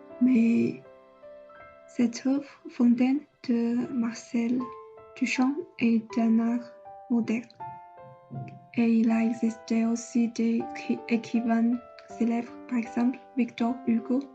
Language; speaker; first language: French; non-native, learner; Chinese